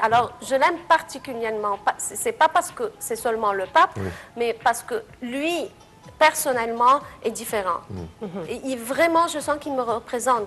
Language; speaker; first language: French; non-native, fluent; Arabic